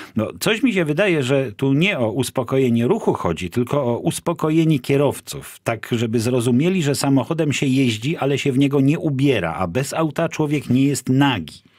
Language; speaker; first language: Polish; native; Polish